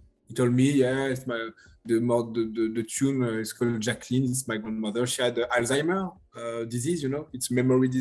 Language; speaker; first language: English; non-native, learner; French